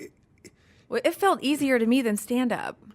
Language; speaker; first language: English; native; English